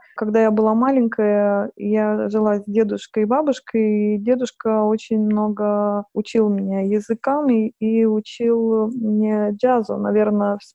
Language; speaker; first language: Russian; non-native, fluent; Lithuanian